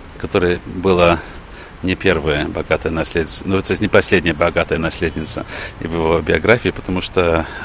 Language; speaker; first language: Russian; early bilingual, heritage; English